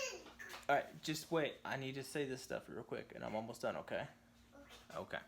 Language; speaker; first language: English; native; English